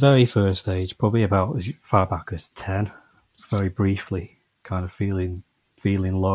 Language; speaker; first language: English; native; English